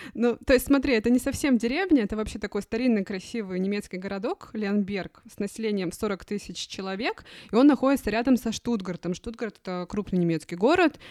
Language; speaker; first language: Russian; native; Russian